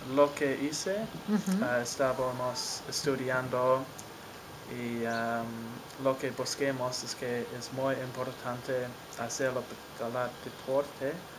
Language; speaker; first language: Spanish; non-native, learner; English